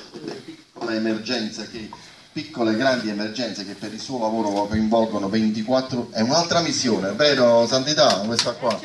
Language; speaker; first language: Italian; native; Italian